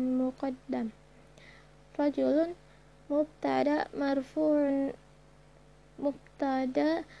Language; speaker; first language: Arabic; non-native, learner; Indonesian